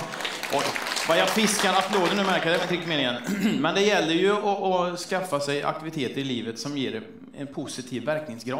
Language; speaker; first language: Swedish; native; Swedish